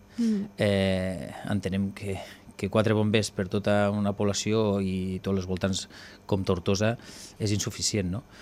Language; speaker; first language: Catalan; native; Catalan